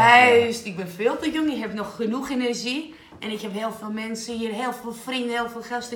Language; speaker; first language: Dutch; non-native, fluent; Greek